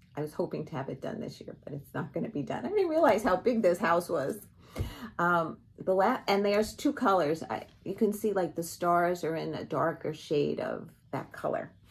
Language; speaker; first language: English; native; English